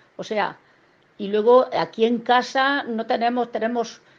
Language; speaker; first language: Spanish; native; Spanish